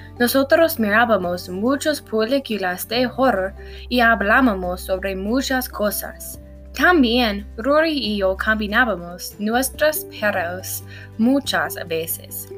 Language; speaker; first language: Spanish; non-native, learner; English